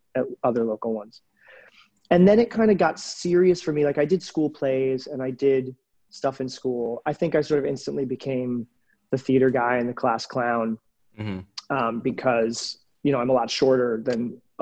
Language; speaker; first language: English; native; English